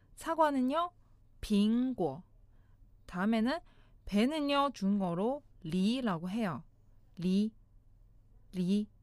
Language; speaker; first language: Korean; non-native, fluent; Chinese